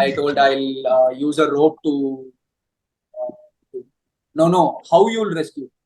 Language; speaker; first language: English; non-native, local second language; Hindi